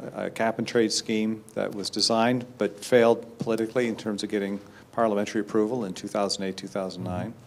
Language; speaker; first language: English; native; English